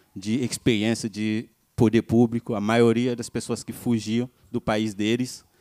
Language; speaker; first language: Portuguese; non-native, fluent; Haitian Creole